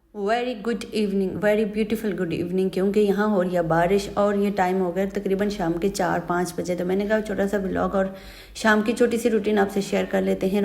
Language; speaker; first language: Urdu; native; Urdu